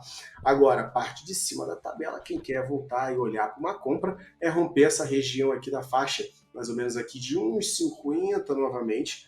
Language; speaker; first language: Portuguese; native; Portuguese